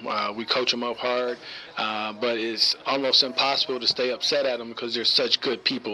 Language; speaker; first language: English; native; English